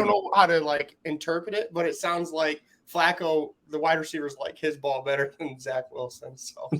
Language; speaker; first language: English; native; English